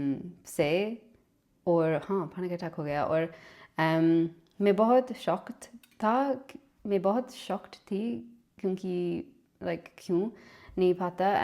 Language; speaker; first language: Hindi; non-native, learner; English